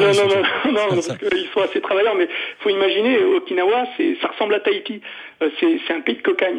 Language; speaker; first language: French; native; French